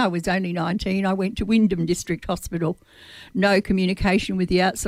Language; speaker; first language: English; native; English